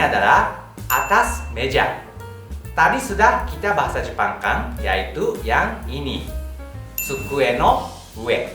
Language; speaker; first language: Indonesian; non-native, fluent; Japanese